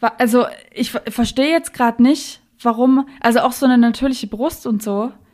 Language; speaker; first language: German; native; German